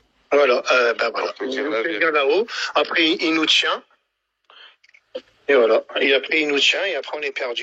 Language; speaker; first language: French; native; French